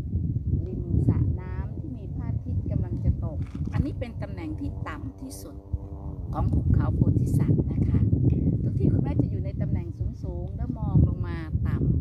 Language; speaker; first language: Thai; native; Thai